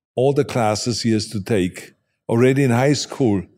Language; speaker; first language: English; non-native, fluent; German